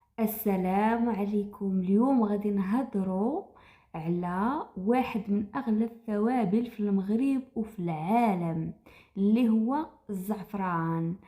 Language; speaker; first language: Arabic; native; Arabic